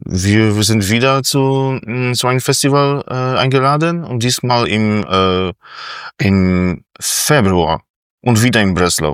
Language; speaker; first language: German; non-native, fluent; Polish